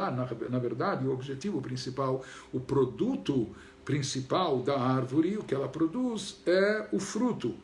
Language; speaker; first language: Portuguese; native; Portuguese